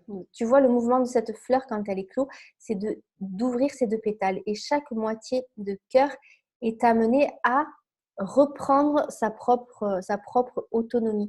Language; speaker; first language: French; native; French